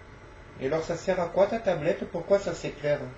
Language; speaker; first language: French; native; French